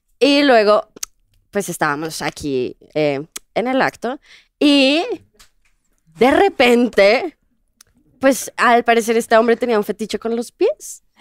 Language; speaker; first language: Spanish; native; Spanish